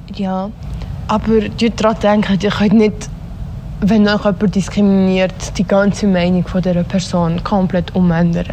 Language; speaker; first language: German; early bilingual, other home language; Swiss German